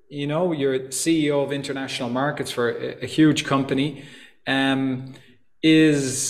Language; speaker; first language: English; native; English